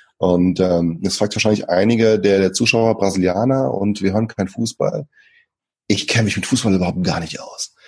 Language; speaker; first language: German; early bilingual, other home language; Portuguese